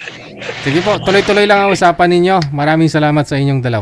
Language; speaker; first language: Filipino; non-native, local second language; Cebuano